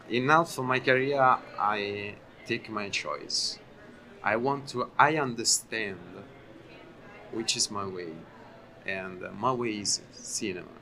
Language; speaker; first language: English; non-native, learner; Italian